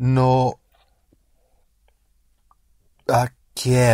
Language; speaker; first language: Spanish; non-native, learner; English